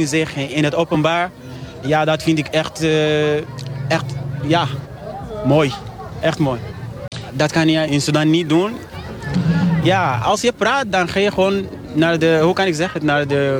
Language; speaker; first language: Dutch; non-native, learner; Arabic